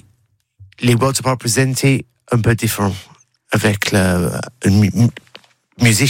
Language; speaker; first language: French; non-native, learner; English